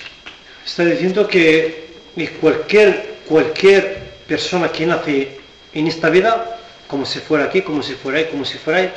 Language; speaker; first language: Spanish; non-native, learner; Arabic